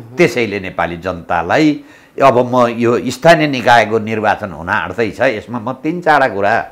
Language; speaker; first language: Nepali; native; Nepali